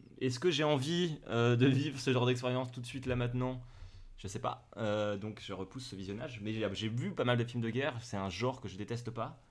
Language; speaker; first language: French; native; French